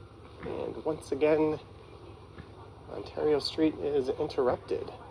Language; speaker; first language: English; native; English